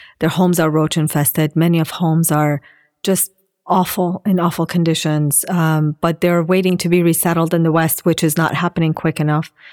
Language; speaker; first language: English; non-native, fluent; Assyrian Neo-Aramaic